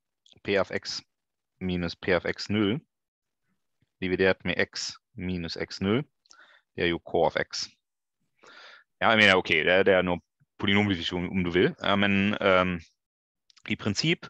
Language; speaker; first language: Norwegian; non-native, fluent; German